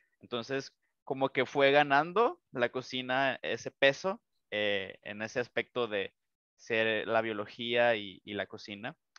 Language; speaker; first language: Spanish; native; Spanish